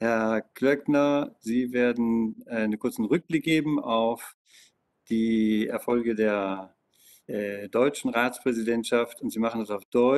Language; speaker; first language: German; non-native, local second language; Luxembourgish